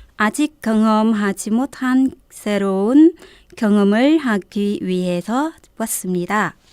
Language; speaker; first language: Korean; non-native, fluent; Vietnamese